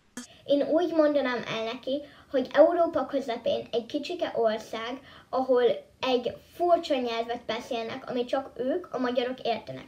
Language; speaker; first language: Hungarian; early bilingual, heritage; Hungarian